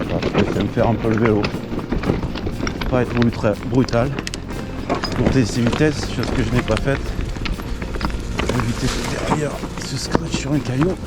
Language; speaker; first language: French; native; French